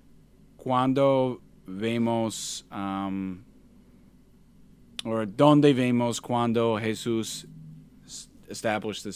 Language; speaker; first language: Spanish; non-native, learner; English